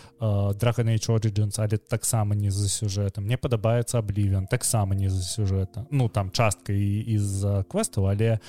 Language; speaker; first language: Belarusian; non-native, local second language; Russian